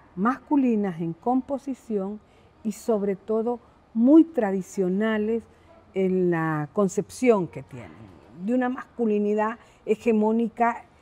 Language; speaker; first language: Spanish; native; Spanish